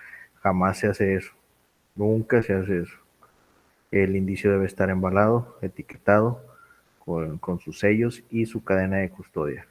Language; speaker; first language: Spanish; native; Spanish